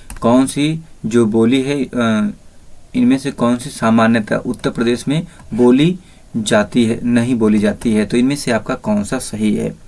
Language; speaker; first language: Hindi; native; Hindi